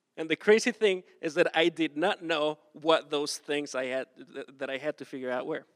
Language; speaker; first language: English; non-native, fluent; Spanish